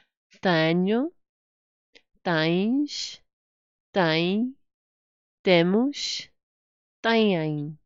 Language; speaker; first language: Portuguese; non-native, fluent; English